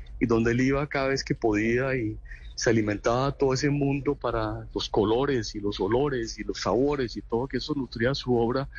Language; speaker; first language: Spanish; native; Spanish